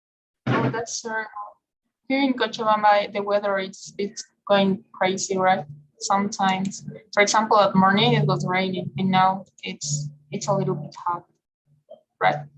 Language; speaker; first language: English; non-native, fluent; Spanish